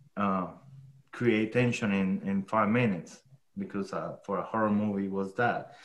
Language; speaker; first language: English; non-native, fluent; Spanish